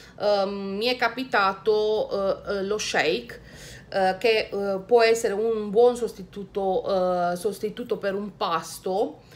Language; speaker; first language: Italian; non-native, fluent; Romanian